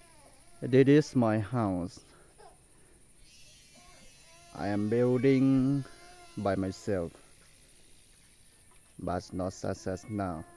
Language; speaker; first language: English; non-native, learner; Hmong